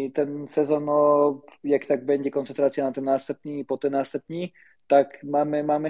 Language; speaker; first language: Polish; non-native, learner; Slovak